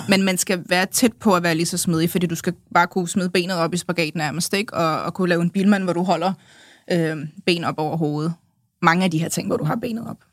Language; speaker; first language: Danish; early bilingual, other home language; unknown